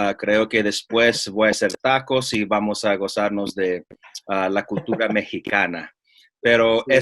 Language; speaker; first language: Spanish; early bilingual, heritage; Spanish